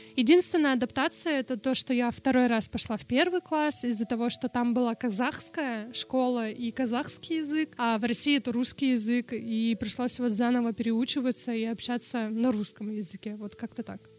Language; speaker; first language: Russian; non-native, local second language; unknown